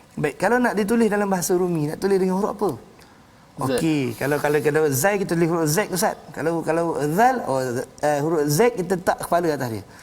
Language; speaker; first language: Malay; native; Malay